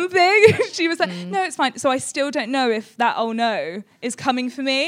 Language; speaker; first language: English; native; English